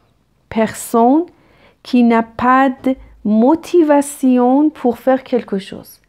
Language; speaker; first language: French; non-native, fluent; Persian